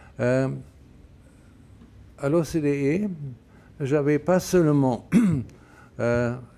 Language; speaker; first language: French; non-native, fluent; German